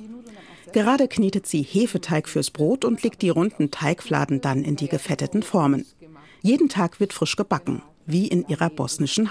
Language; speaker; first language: German; native; German